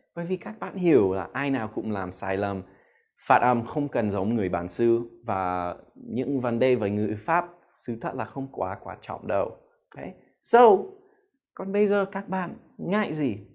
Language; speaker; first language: Vietnamese; non-native, fluent; English